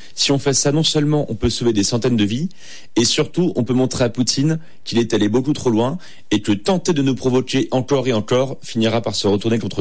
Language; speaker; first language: French; native; French